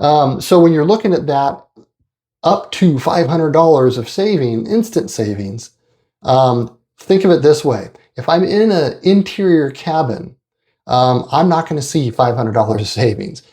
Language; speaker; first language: English; native; English